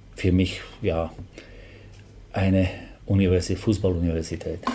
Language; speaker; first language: German; non-native, fluent; Slovak